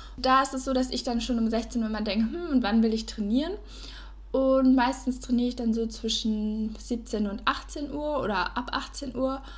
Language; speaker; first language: German; native; German